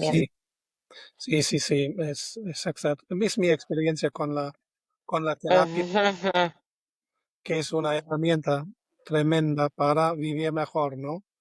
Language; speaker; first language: Spanish; non-native, fluent; German